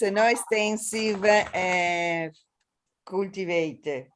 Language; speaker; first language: English; non-native, learner; Italian